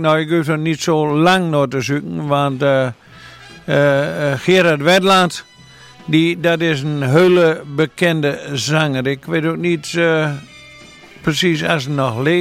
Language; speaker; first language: Dutch; native; Dutch